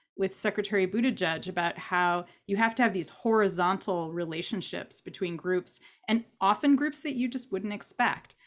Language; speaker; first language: English; native; English